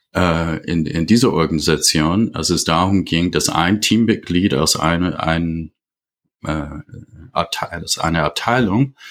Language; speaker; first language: German; non-native, fluent; English